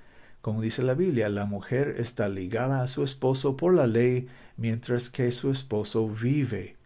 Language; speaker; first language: Spanish; non-native, learner; English